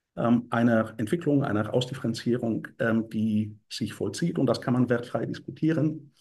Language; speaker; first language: German; non-native, fluent; Bulgarian